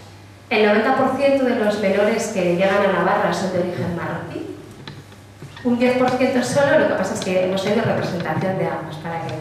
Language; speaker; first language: Spanish; native; Spanish